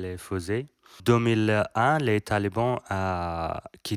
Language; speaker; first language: French; non-native, learner; Persian